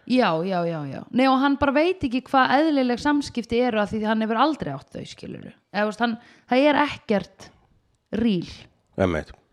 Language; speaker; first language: Icelandic; native; Icelandic